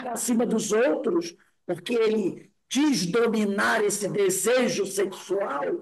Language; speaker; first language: Portuguese; native; Portuguese